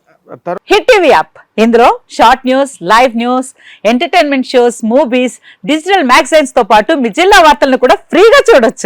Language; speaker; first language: Telugu; native; Telugu